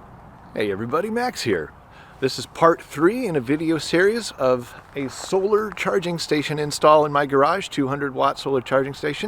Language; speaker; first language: English; native; English